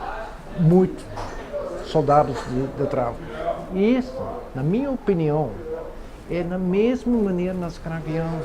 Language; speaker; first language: Portuguese; non-native, fluent; Dutch